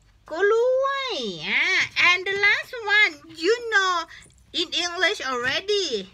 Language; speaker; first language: English; non-native, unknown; Thai